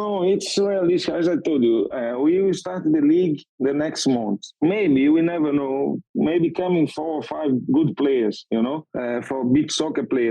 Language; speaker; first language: English; non-native, learner; Portuguese